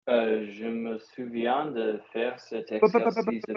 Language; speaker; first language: French; non-native, learner; English